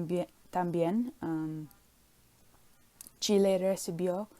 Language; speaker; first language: Spanish; non-native, learner; English